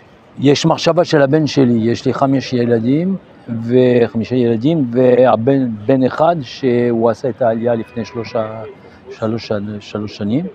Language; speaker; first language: Hebrew; non-native, fluent; French